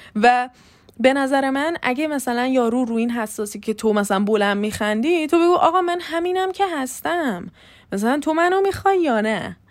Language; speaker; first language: Persian; early bilingual, heritage; Persian